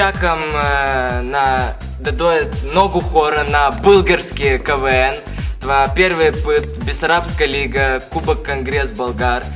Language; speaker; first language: Bulgarian; early bilingual, heritage; Bulgarian